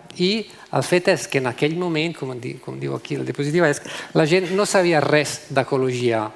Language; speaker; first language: Catalan; non-native, fluent; Italian